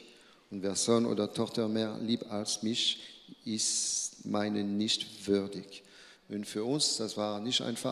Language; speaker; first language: German; non-native, learner; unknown